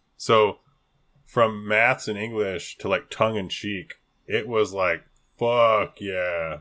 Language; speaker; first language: English; native; English